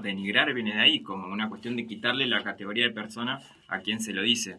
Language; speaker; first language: Spanish; native; Spanish